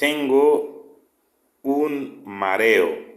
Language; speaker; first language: Spanish; non-native, fluent; Haitian Creole